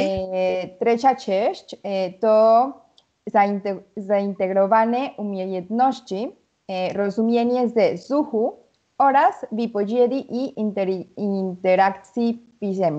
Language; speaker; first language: Polish; non-native, learner; Spanish